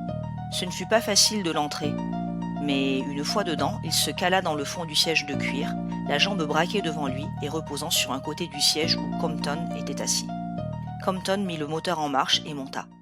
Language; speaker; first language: French; native; French